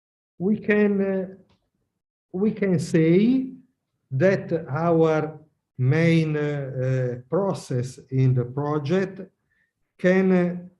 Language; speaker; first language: English; non-native, learner; Italian